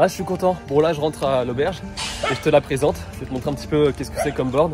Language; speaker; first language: French; native; French